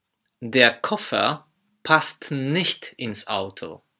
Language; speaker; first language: German; non-native, fluent; Polish